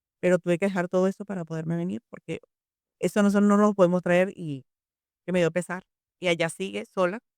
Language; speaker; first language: Spanish; native; Spanish